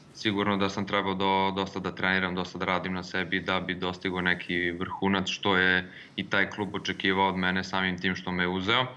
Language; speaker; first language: Serbian; early bilingual, heritage; Serbian